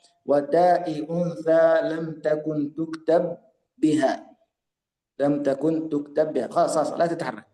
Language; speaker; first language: Arabic; native; Arabic